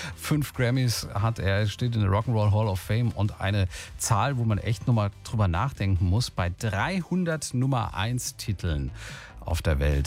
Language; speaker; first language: German; native; German